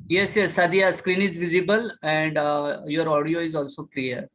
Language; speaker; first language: English; non-native, local second language; Marathi